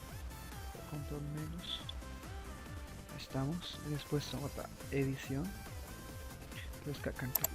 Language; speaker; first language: Spanish; non-native, local second language; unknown